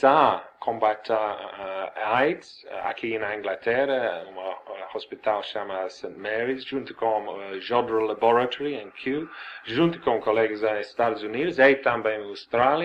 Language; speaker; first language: Portuguese; non-native, fluent; English